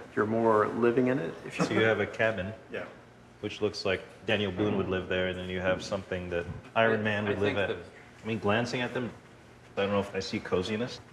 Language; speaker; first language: English; native; English